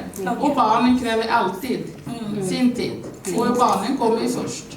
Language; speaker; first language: Swedish; non-native, fluent; Swahili